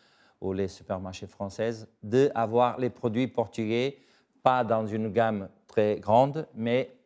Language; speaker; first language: French; non-native, fluent; Portuguese